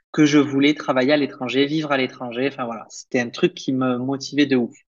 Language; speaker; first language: French; native; French